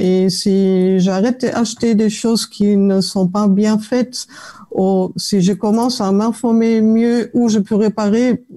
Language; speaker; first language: French; non-native, fluent; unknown